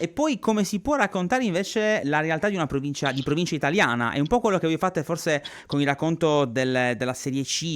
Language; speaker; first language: Italian; native; Italian